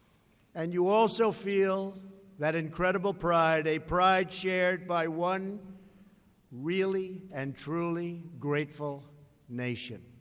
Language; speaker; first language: English; native; English